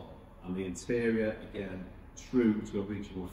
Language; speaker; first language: English; native; English